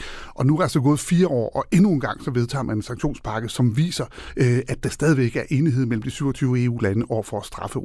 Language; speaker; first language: Danish; native; Danish